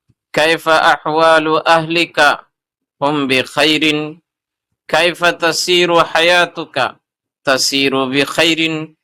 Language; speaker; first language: Arabic; non-native, fluent; Urdu